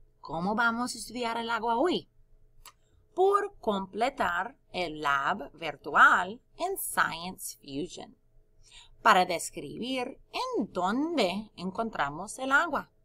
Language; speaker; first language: Spanish; non-native, fluent; English